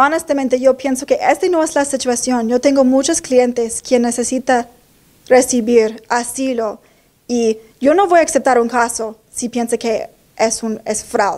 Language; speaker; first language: Spanish; non-native, learner; English